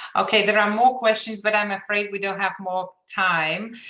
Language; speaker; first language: English; non-native, fluent; Lithuanian